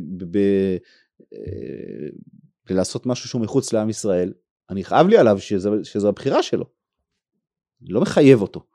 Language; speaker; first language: Hebrew; native; Hebrew